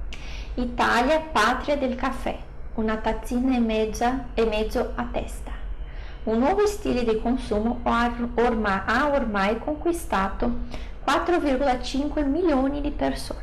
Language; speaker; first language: Italian; non-native, fluent; Portuguese